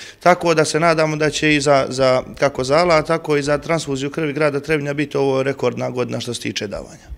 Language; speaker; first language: Croatian; native; Croatian